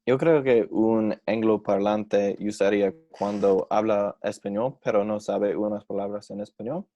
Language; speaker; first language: Spanish; non-native, learner; English